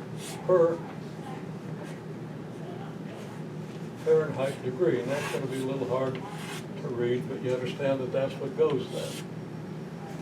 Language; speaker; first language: English; native; English